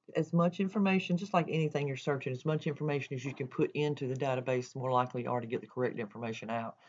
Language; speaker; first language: English; native; English